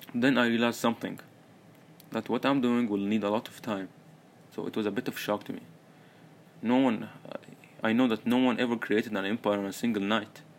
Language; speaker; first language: English; early bilingual, other home language; Arabic